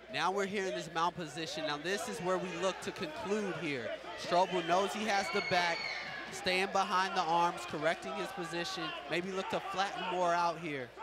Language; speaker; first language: English; native; English